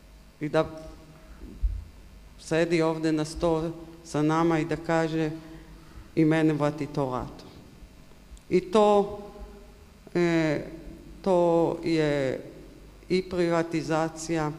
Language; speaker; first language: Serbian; non-native, learner; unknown